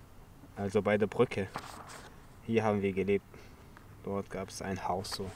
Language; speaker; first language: German; early bilingual, other home language; Chechen